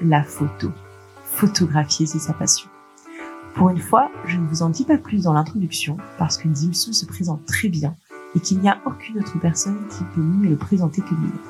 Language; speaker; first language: French; native; French